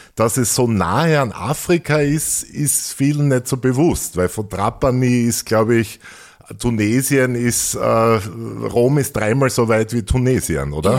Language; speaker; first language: German; native; German